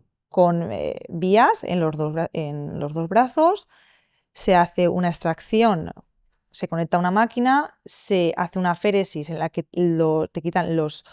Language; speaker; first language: Spanish; native; Spanish